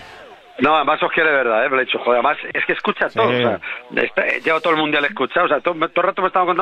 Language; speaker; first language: Spanish; native; Spanish